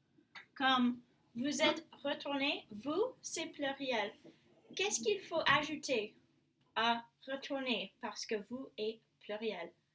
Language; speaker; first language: French; non-native, learner; English